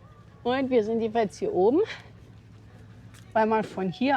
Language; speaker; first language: German; native; German